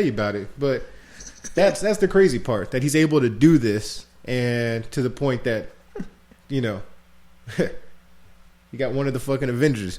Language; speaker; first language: English; native; English